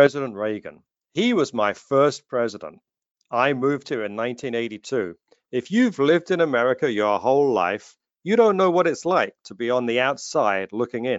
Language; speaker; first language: English; native; English